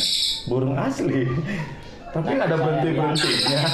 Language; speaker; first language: Indonesian; non-native, local second language; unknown